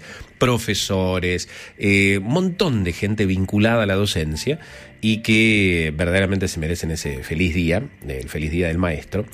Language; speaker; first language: Spanish; native; Spanish